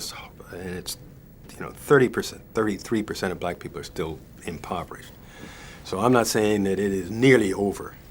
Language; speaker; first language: English; native; English